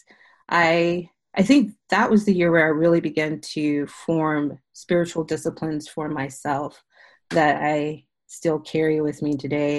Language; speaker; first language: English; native; English